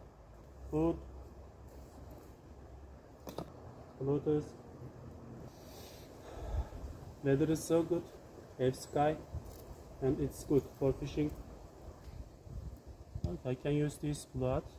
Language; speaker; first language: English; non-native, learner; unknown